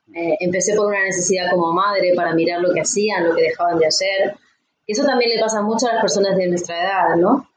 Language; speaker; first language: Spanish; native; Spanish